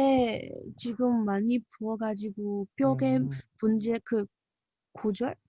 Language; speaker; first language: Korean; non-native, learner; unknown